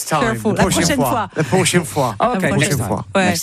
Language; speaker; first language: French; non-native, learner; English